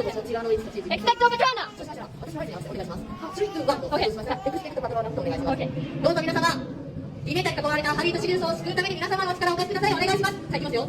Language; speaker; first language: Japanese; native; Japanese